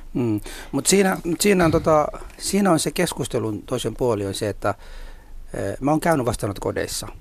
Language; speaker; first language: Finnish; non-native, fluent; Somali